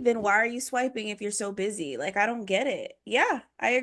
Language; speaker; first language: English; native; English